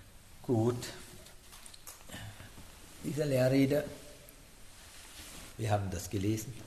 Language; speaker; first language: German; non-native, learner; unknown